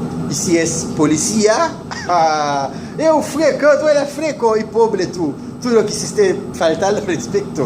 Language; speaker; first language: Spanish; non-native, fluent; Haitian Creole